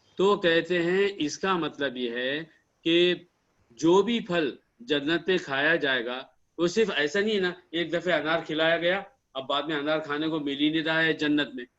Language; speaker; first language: Urdu; native; Urdu